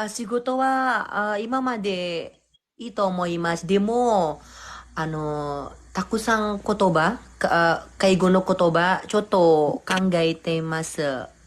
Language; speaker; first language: Japanese; non-native, learner; Indonesian